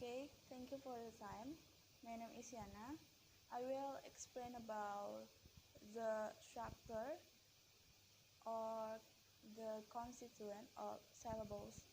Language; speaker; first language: English; non-native, learner; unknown